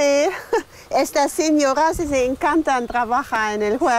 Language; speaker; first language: Spanish; non-native, learner; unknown